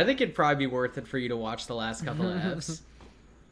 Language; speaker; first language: English; native; English